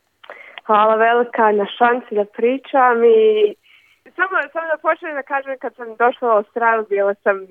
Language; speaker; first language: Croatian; early bilingual, other home language; Bosnian